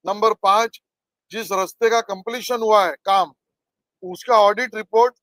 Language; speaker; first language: Hindi; non-native, local second language; Marathi